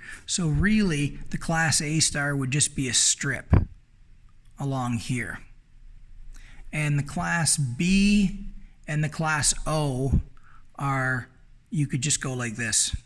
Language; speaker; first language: English; native; English